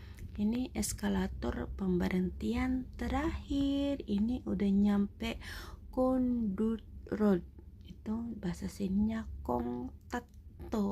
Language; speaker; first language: Indonesian; native; Indonesian